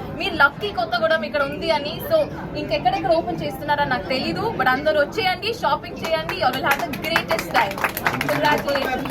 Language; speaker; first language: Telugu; non-native, learner; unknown